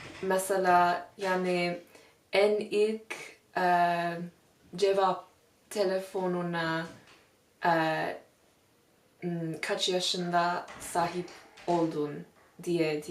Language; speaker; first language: Turkish; non-native, learner; English